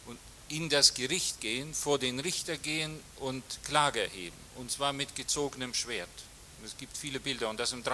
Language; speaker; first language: German; native; German